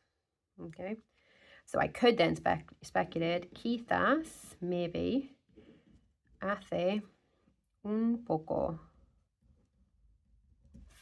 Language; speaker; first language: Spanish; non-native, fluent; English